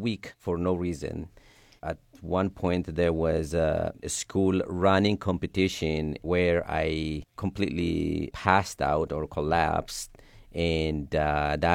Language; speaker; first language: English; non-native, fluent; Sidamo